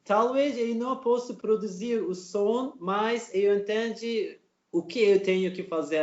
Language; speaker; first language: Portuguese; non-native, learner; Turkish